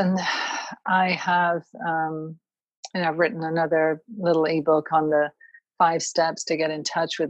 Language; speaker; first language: English; native; English